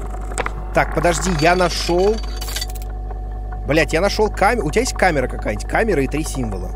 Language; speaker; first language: Russian; native; Russian